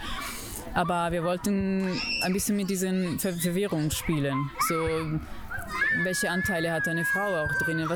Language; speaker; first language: German; non-native, fluent; Italian